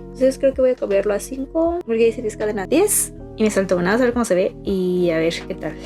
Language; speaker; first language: Spanish; native; Spanish